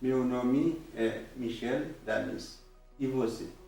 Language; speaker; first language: Portuguese; non-native, learner; Haitian Creole